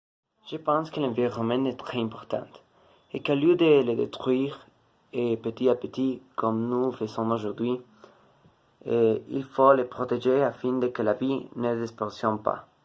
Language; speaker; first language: French; non-native, learner; Spanish